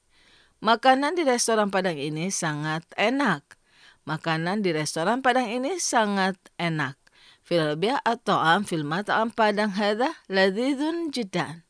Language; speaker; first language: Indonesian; non-native, fluent; Arabic